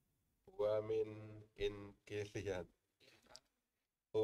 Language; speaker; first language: Arabic; non-native, learner; Indonesian